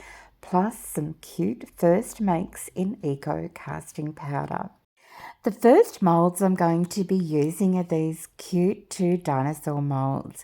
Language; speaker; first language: English; native; English